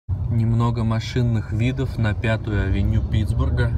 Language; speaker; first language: Russian; native; Russian